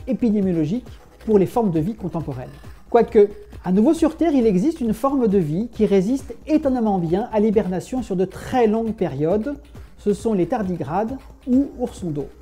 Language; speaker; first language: French; native; French